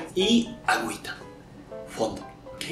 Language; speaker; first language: Spanish; non-native, fluent; Japanese